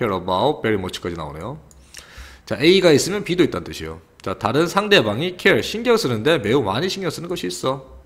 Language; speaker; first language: Korean; native; Korean